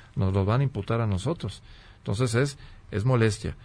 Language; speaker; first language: Spanish; native; Spanish